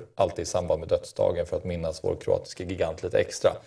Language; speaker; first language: Swedish; native; Swedish